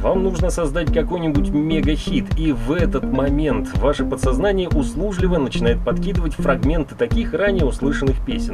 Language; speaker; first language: Russian; native; Russian